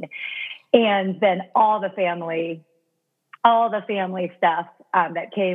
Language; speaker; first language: English; native; English